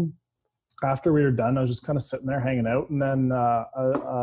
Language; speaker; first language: English; native; English